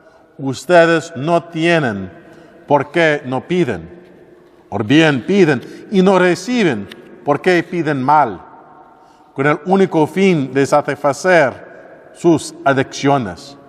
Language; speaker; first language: Spanish; non-native, learner; English